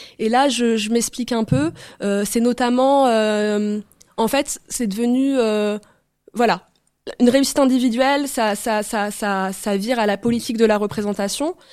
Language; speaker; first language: French; early bilingual, other home language; Arabic